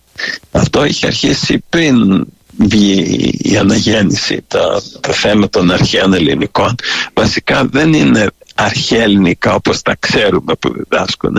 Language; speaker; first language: Greek; early bilingual, heritage; Greek